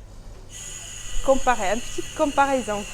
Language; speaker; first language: French; non-native, fluent; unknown